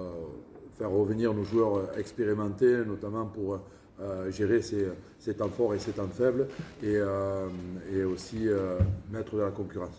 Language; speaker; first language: French; native; French